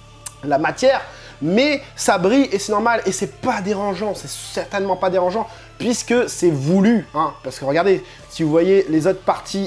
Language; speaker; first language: French; native; French